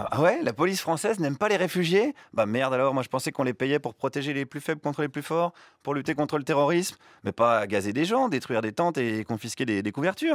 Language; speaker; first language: French; native; French